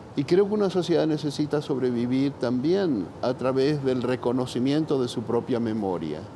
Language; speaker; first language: Spanish; early bilingual, other home language; English